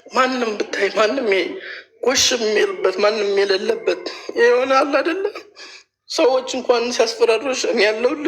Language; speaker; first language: Amharic; native; Amharic